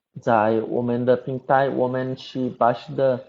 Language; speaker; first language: Chinese; non-native, learner; Portuguese